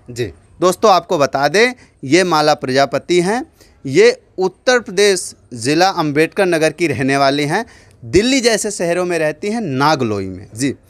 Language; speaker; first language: Hindi; native; Hindi